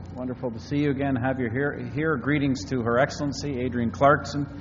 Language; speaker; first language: English; native; English